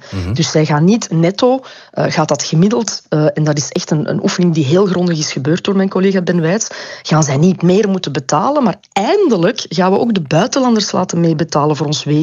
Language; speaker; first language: Dutch; native; Dutch